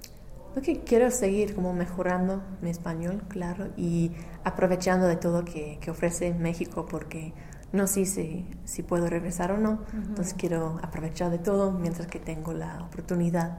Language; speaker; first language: Spanish; non-native, fluent; English